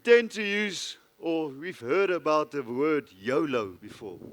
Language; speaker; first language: English; non-native, local second language; Afrikaans